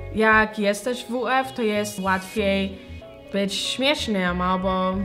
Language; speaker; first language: Polish; early bilingual, heritage; Polish